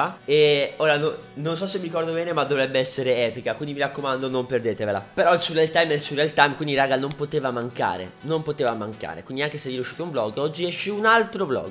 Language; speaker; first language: Italian; native; Italian